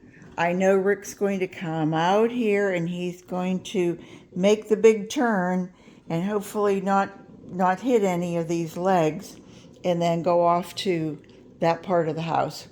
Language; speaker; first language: English; native; English